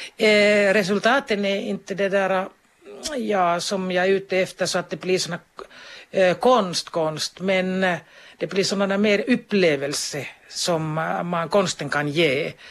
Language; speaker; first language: Swedish; non-native, local second language; Finnish